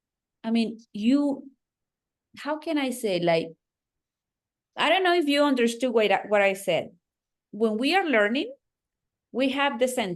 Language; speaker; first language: English; non-native, fluent; Spanish